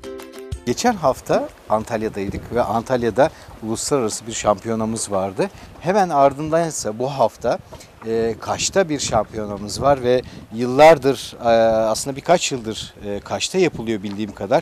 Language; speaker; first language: Turkish; native; Turkish